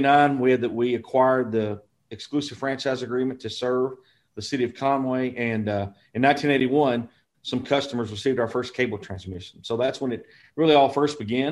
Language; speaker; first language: English; native; English